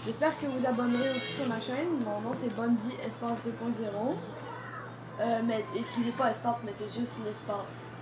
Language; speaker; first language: French; native; French